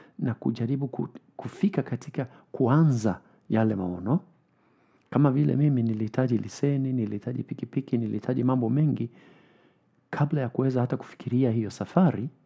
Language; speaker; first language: Swahili; non-native, fluent; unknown